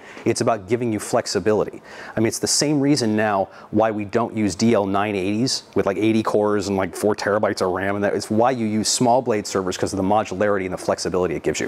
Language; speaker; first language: English; native; English